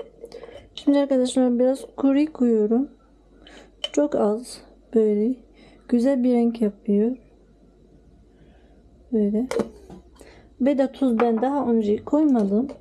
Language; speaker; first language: Turkish; non-native, learner; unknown